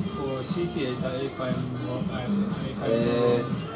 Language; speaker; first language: English; non-native, learner; Romanian